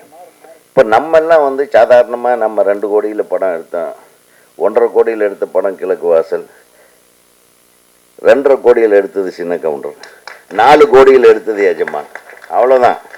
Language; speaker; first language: Tamil; native; Tamil